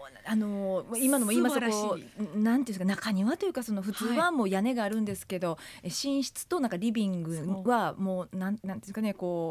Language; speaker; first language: Japanese; native; Japanese